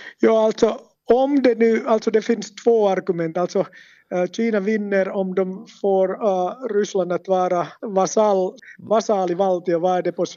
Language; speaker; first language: Swedish; non-native, local second language; Finnish